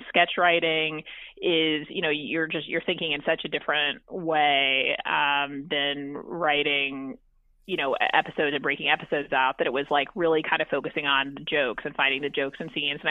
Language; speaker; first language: English; native; English